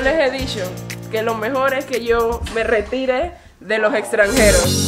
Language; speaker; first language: Spanish; native; Spanish